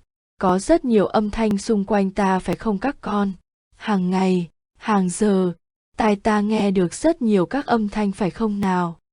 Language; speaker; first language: Vietnamese; native; Vietnamese